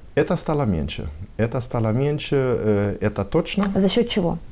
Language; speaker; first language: Russian; non-native, fluent; German